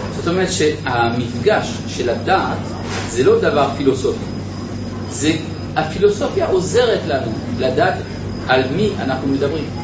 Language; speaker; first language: Hebrew; native; Hebrew